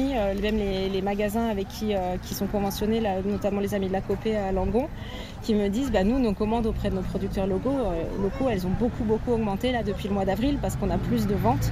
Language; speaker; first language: French; native; French